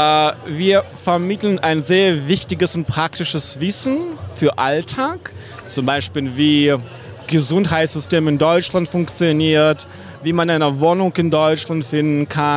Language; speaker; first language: German; non-native, fluent; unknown